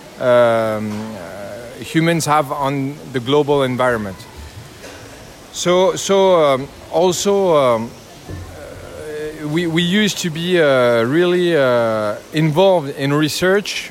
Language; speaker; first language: English; non-native, learner; French